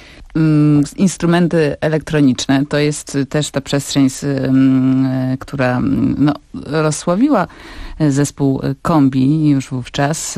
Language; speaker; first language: Polish; native; Polish